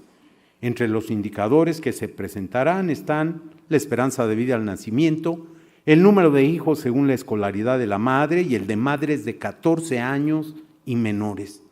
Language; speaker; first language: Spanish; native; Spanish